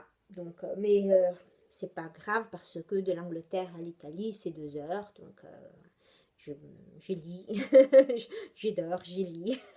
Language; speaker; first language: French; non-native, fluent; Italian